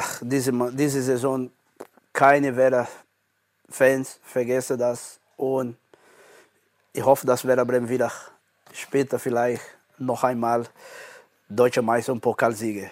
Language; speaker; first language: German; non-native, learner; Portuguese